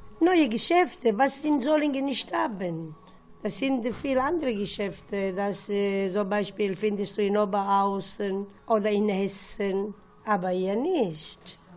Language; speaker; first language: German; non-native, learner; Italian